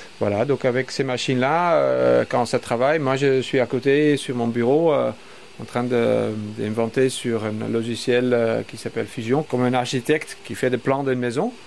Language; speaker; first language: French; non-native, fluent; Dutch